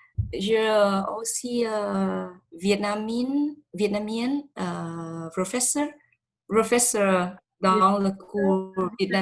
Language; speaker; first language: French; non-native, learner; Vietnamese